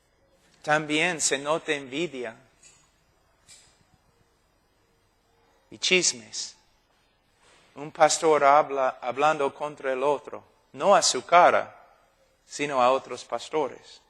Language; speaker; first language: Spanish; non-native, fluent; English